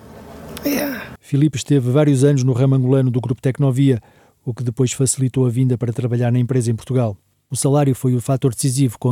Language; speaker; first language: Portuguese; native; Portuguese